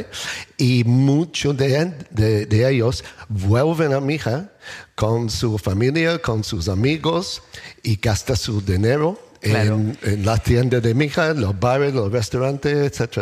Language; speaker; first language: Spanish; non-native, learner; English